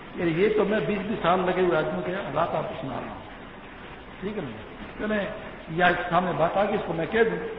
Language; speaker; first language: Urdu; non-native, local second language; Pashto